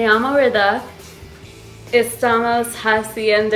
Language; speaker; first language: Spanish; non-native, learner; English